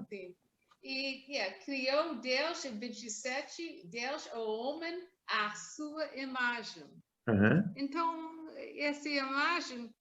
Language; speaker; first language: Portuguese; non-native, learner; English